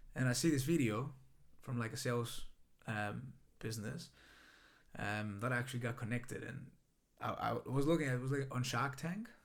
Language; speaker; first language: English; non-native, fluent; Greek